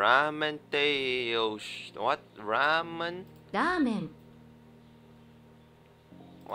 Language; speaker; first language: Japanese; non-native, learner; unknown